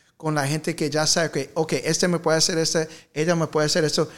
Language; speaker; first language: Spanish; early bilingual, heritage; Spanish